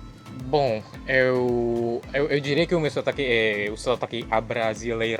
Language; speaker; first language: Portuguese; non-native, fluent; Indonesian